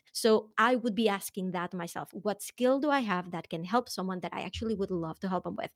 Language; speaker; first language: English; non-native, fluent; Spanish